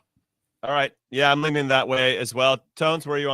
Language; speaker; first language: English; native; English